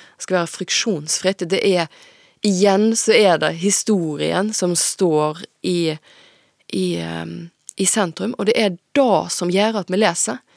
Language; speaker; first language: Norwegian; native; Norwegian